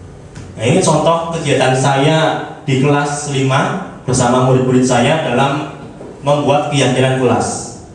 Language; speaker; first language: Indonesian; native; Indonesian